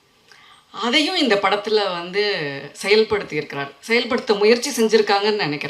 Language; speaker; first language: Tamil; native; Tamil